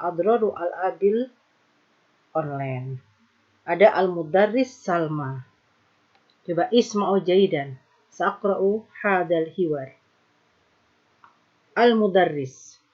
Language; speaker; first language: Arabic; non-native, fluent; Indonesian